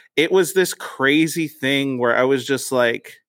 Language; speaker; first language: English; native; English